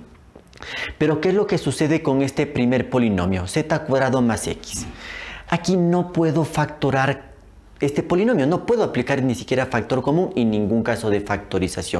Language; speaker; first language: Spanish; native; Spanish